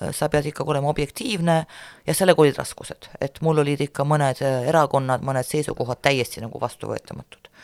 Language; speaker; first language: Estonian; non-native, local second language; Russian